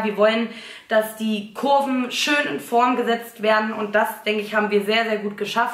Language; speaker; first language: German; native; German